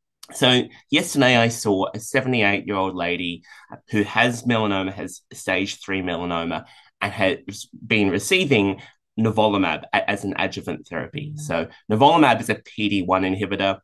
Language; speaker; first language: English; native; English